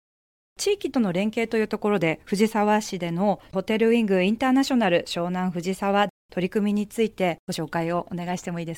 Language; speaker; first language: Japanese; native; Japanese